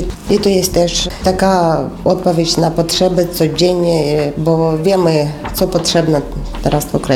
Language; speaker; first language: Polish; non-native, learner; Ukrainian